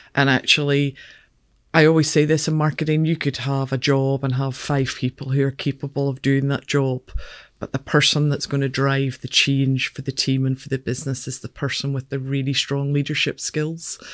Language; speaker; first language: English; native; English